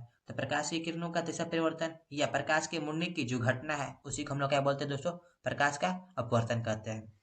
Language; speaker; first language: Hindi; native; Hindi